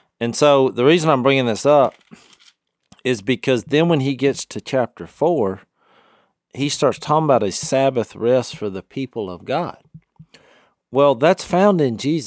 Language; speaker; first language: English; native; English